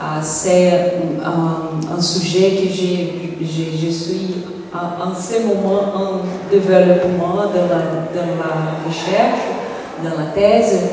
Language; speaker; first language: French; non-native, fluent; Portuguese